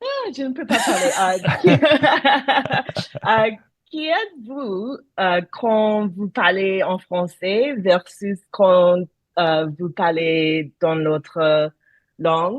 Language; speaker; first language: French; non-native, learner; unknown